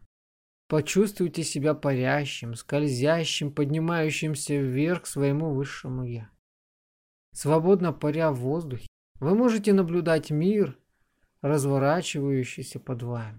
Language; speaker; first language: Russian; native; Russian